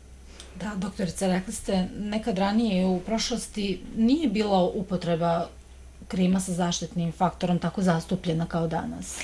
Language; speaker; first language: Croatian; native; Croatian